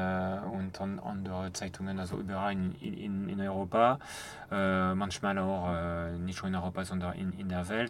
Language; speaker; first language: German; non-native, fluent; French